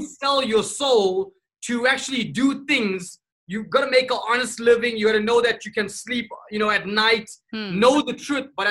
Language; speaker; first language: English; native; English